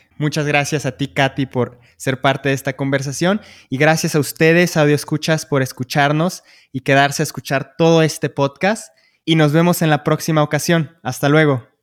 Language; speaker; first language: Spanish; native; Spanish